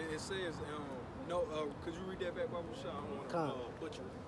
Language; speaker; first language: English; native; English